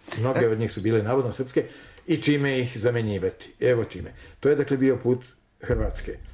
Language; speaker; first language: Serbian; native; Serbian